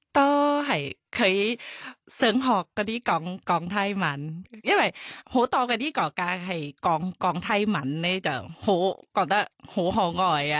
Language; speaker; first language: Cantonese; non-native, learner; Thai